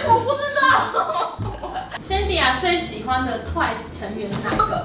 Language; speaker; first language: Chinese; native; Chinese